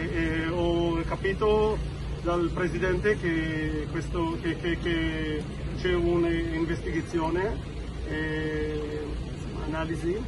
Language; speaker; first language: Italian; non-native, learner; Hebrew